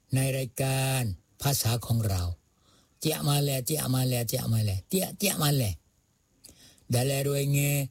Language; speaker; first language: Thai; non-native, local second language; Malay